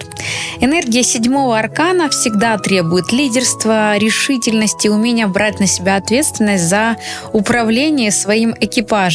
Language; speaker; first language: Russian; native; Russian